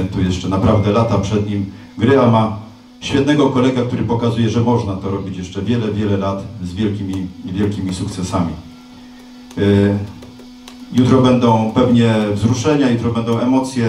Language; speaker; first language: Polish; native; Polish